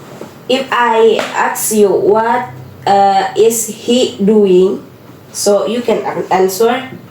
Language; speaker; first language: English; non-native, learner; Indonesian